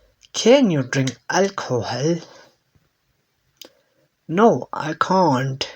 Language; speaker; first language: English; non-native, learner; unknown